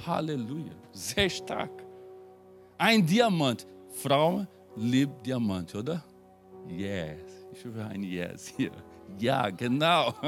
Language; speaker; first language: German; non-native, fluent; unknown